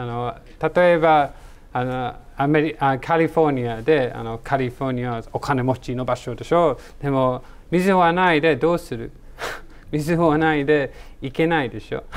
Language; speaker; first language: Japanese; non-native, learner; English